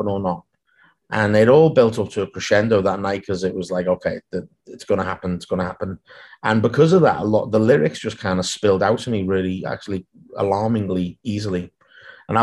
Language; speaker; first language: English; native; English